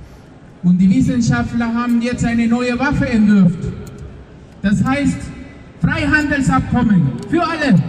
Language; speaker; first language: German; non-native, fluent; Spanish